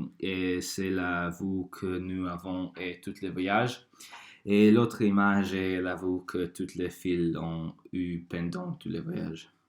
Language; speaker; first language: French; non-native, learner; Croatian